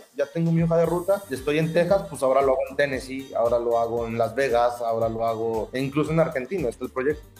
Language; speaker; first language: Spanish; native; Spanish